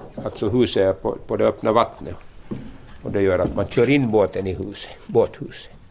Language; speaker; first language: Swedish; native; Swedish